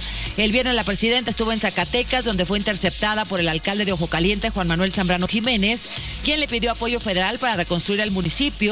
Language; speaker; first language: Spanish; native; Spanish